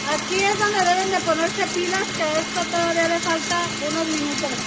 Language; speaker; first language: Spanish; native; Spanish